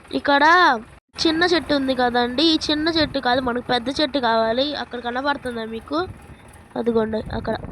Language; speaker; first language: Telugu; native; Telugu